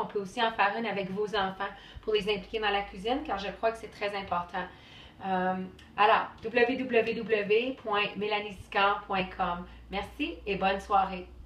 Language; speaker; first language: French; native; French